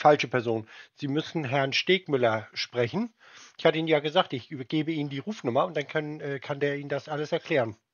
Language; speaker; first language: German; native; German